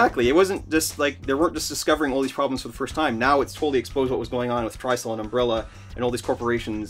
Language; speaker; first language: English; native; English